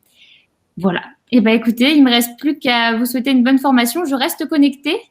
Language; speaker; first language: French; native; French